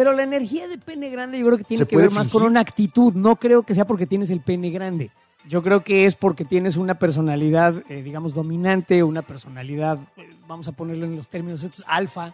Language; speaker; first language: Spanish; native; Spanish